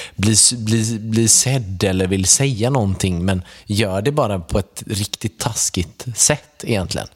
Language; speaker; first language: Swedish; native; Swedish